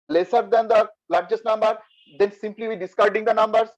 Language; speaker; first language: English; non-native, local second language; Bangla